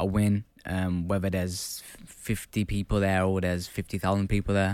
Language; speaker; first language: English; native; English